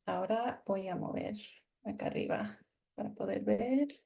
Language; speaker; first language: Spanish; non-native, learner; English